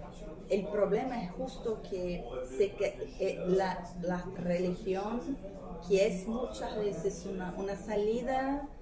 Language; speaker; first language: Spanish; non-native, fluent; Portuguese